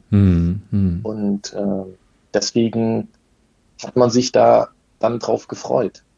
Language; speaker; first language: German; native; German